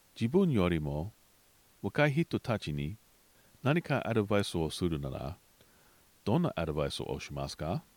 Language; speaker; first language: Japanese; non-native, learner; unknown